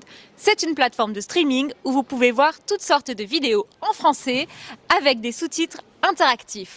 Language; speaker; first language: French; native; French